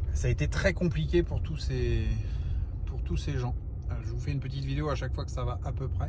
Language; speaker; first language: French; native; French